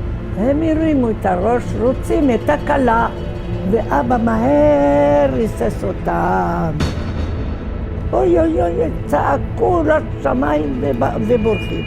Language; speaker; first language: Hebrew; non-native, fluent; Arabic